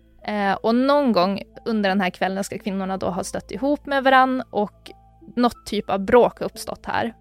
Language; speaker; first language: Swedish; native; Swedish